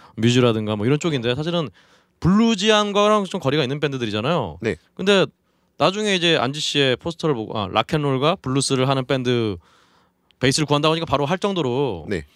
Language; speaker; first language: Korean; native; Korean